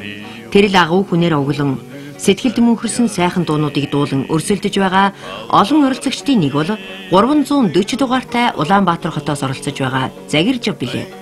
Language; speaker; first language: Mongolian; native; Mongolian